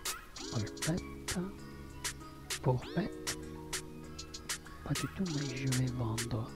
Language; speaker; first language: French; non-native, learner; Italian